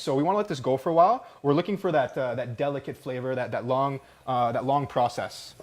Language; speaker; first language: English; native; English